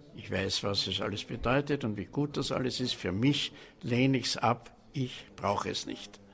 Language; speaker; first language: German; native; German